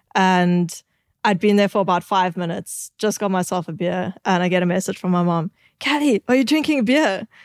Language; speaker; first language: English; native; English